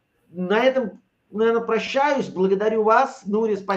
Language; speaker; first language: Russian; native; Russian